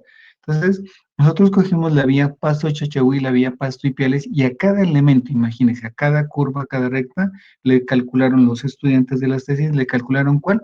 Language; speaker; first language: Spanish; native; Spanish